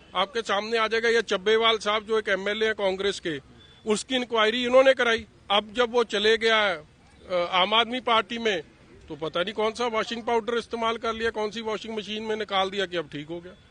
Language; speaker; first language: Hindi; non-native, local second language; Punjabi